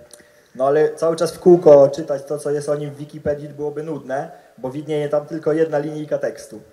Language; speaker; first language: Polish; native; Polish